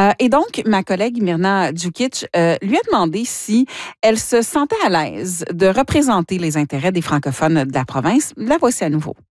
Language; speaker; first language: French; native; French